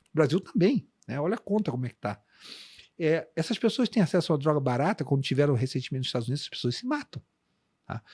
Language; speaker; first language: Portuguese; native; Portuguese